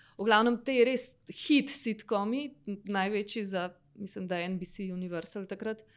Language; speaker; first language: Slovenian; native; Slovenian